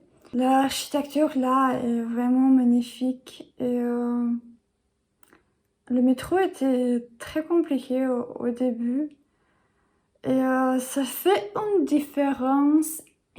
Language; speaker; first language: French; non-native, learner; English